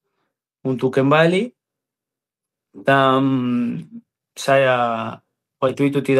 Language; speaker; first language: Indonesian; non-native, fluent; Spanish